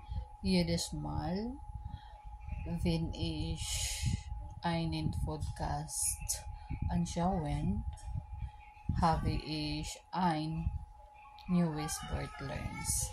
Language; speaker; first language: German; non-native, learner; Filipino